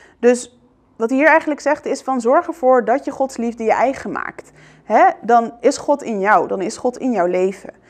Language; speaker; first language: Dutch; early bilingual, other home language; Arabic